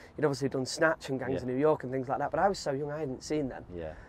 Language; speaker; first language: English; native; English